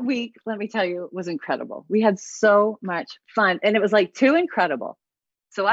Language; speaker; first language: English; native; English